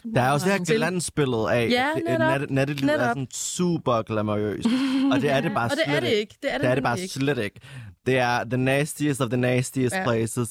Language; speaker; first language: Danish; early bilingual, other home language; Arabic